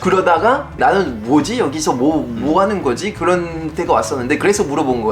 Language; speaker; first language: Korean; non-native, fluent; French